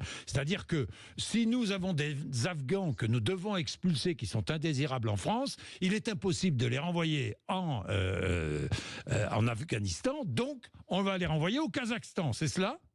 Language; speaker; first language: French; native; French